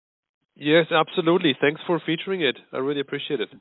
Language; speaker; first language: English; non-native, fluent; German